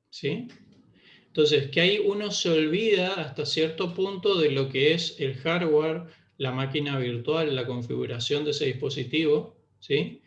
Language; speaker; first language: Spanish; native; Spanish